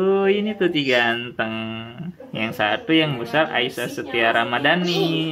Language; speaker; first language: Indonesian; native; Indonesian